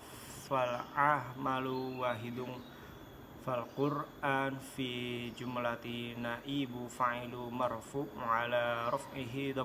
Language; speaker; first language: Arabic; non-native, learner; Indonesian